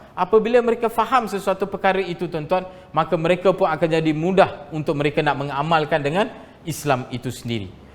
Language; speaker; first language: Malay; non-native, local second language; Tamil